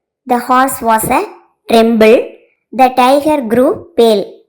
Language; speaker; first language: English; non-native, local second language; Tamil